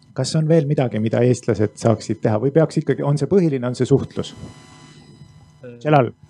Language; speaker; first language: Estonian; native; Estonian